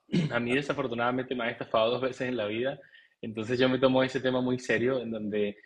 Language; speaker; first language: Spanish; native; Spanish